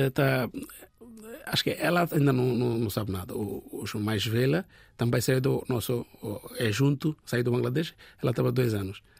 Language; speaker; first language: Portuguese; non-native, learner; Bangla